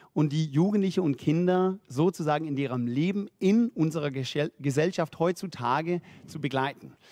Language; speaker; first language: German; non-native, fluent; Danish